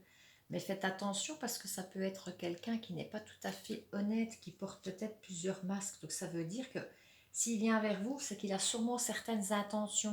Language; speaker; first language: French; native; French